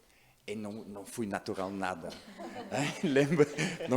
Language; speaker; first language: Portuguese; non-native, learner; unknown